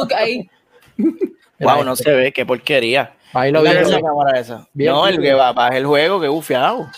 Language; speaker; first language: Spanish; native; Spanish